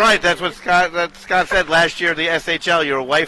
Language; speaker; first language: English; native; English